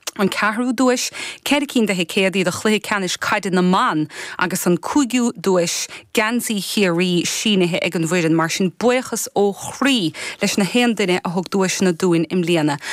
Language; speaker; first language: Irish; native; Irish